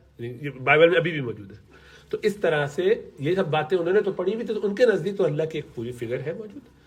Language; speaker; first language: Urdu; native; Urdu